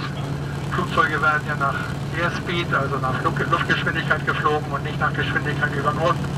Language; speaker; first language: German; native; German